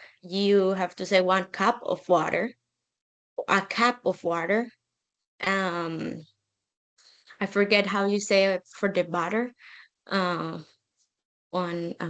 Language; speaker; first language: English; non-native, learner; Spanish